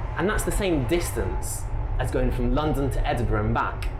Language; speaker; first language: English; native; English